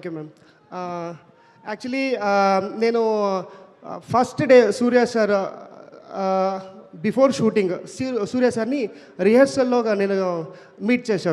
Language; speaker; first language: Telugu; non-native, local second language; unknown